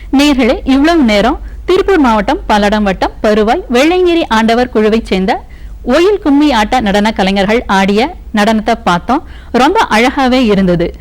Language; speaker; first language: Tamil; native; Tamil